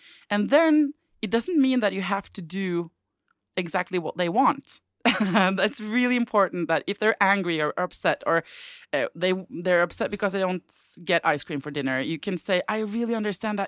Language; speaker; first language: English; non-native, fluent; Norwegian